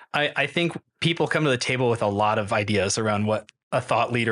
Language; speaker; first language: English; native; English